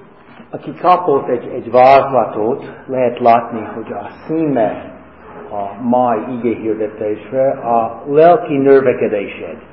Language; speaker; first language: Hungarian; non-native, fluent; English